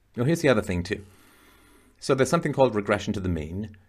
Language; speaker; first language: English; native; English